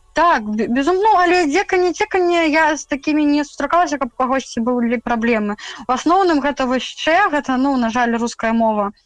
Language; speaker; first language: Belarusian; native; Belarusian